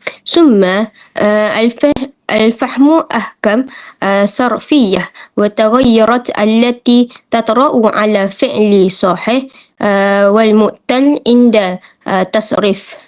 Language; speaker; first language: Arabic; non-native, learner; Malay